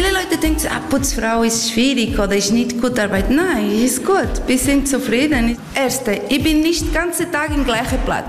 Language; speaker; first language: German; non-native, learner; Portuguese